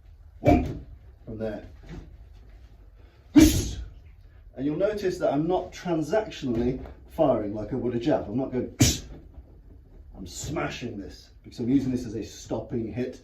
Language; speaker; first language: English; native; English